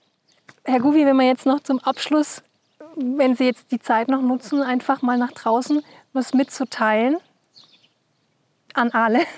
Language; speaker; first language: German; native; German